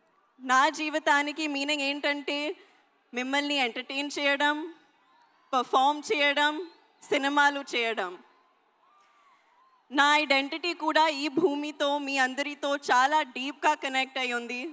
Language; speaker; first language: Telugu; non-native, learner; Hindi